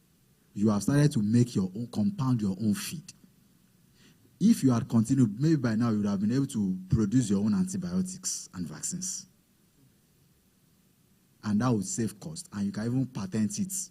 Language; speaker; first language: English; non-native, local second language; Yoruba